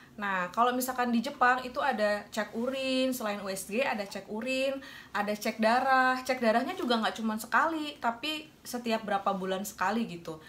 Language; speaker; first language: Indonesian; native; Indonesian